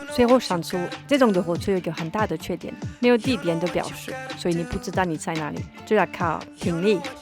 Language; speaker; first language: Chinese; non-native, fluent; French